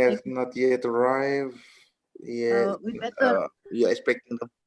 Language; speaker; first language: English; non-native, learner; Indonesian